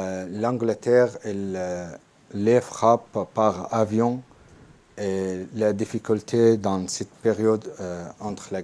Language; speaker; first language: French; non-native, learner; Arabic